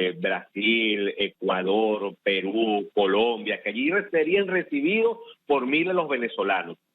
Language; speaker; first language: Spanish; native; Spanish